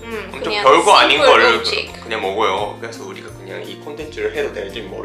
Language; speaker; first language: Korean; non-native, fluent; Japanese